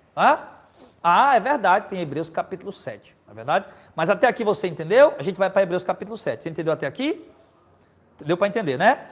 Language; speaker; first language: Portuguese; native; Portuguese